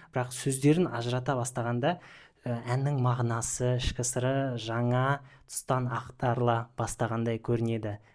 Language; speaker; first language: Kazakh; non-native, local second language; Russian